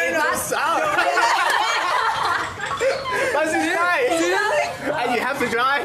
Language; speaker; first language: English; non-native, learner; Thai